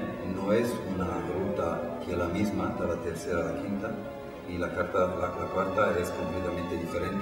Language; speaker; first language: Spanish; non-native, fluent; Italian